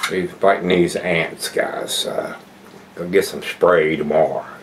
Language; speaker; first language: English; native; English